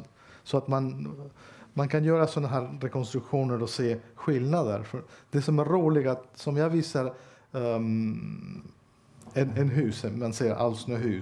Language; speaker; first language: Swedish; non-native, fluent; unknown